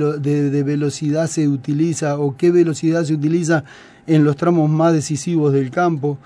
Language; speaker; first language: Spanish; native; Spanish